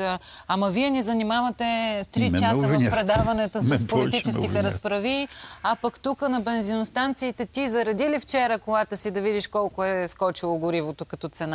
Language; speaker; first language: Bulgarian; native; Bulgarian